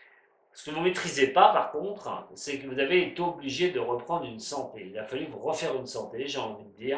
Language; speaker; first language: French; native; French